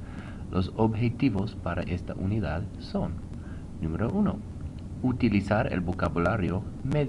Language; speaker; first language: Spanish; non-native, fluent; English